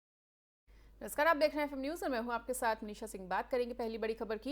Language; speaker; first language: Hindi; native; Hindi